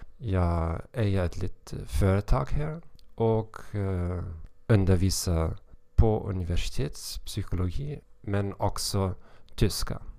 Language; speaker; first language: Swedish; non-native, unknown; German